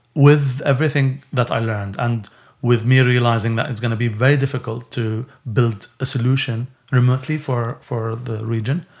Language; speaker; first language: English; non-native, fluent; Arabic